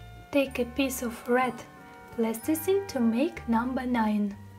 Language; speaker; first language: English; non-native, fluent; Russian